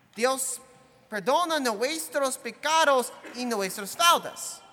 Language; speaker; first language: Spanish; non-native, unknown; English